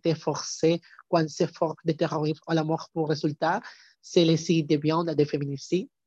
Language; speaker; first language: French; non-native, learner; Spanish